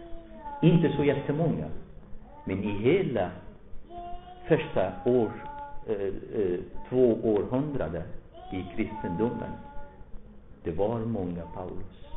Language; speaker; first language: Swedish; non-native, fluent; Arabic